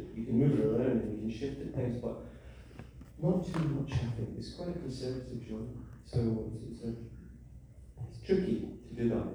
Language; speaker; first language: English; native; English